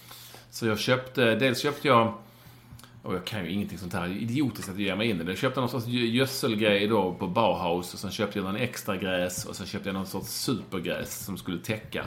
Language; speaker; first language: Swedish; native; Swedish